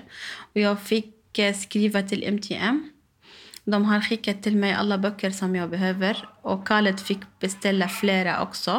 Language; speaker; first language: Swedish; non-native, learner; Arabic